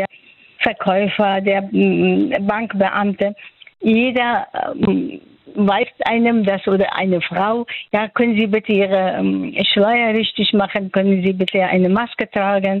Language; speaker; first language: German; non-native, fluent; Persian